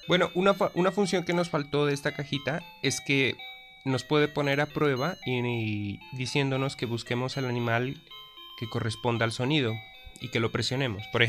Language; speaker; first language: Spanish; native; Spanish